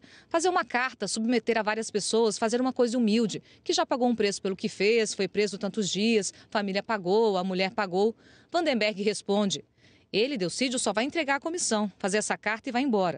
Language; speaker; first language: Portuguese; native; Portuguese